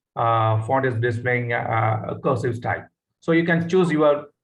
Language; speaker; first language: English; non-native, local second language; Tamil